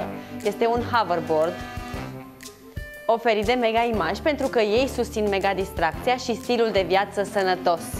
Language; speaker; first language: Romanian; native; Romanian